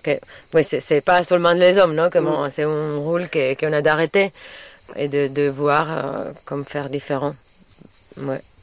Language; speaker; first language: French; non-native, fluent; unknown